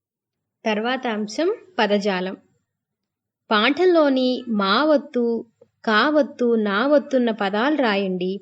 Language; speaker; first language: Telugu; native; Telugu